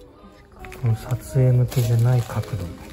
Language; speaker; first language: Japanese; native; Japanese